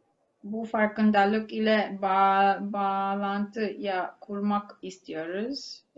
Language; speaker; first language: Turkish; non-native, fluent; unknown